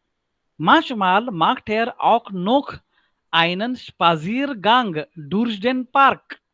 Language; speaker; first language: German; non-native, learner; Marathi